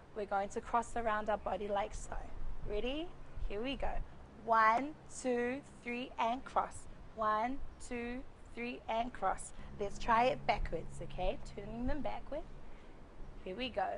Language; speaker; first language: English; native; English